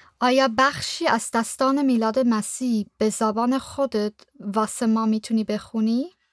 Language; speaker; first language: Persian; non-native, fluent; German